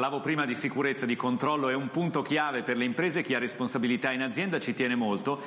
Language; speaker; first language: Italian; native; Italian